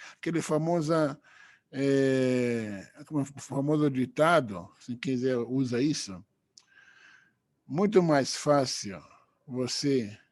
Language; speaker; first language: Portuguese; non-native, fluent; Hebrew